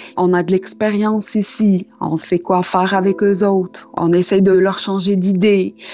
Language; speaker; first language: French; non-native, local second language; Arabic